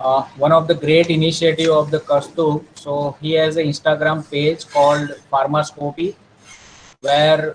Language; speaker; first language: English; non-native, local second language; Gujarati